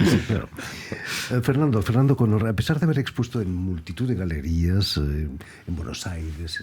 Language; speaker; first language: Spanish; native; Spanish